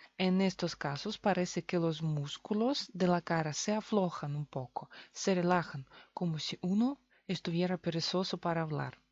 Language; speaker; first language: Spanish; non-native, fluent; Russian